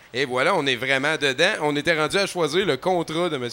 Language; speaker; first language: French; native; French